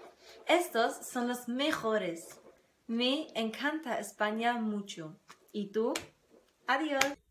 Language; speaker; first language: Spanish; non-native, learner; German